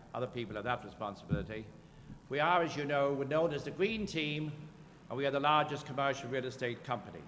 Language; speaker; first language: English; native; English